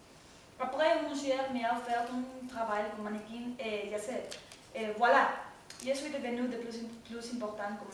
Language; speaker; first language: French; non-native, learner; Spanish